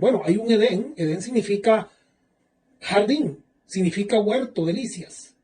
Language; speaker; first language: Spanish; native; Spanish